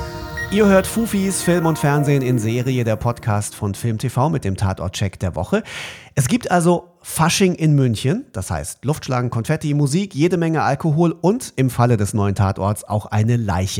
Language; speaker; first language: German; native; German